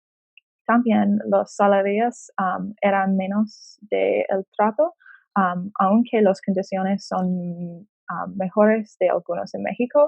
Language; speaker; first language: Spanish; non-native, learner; English